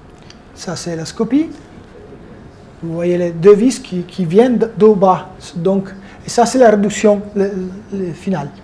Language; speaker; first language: French; non-native, fluent; Italian